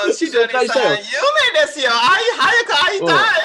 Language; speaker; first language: Japanese; non-native, learner; English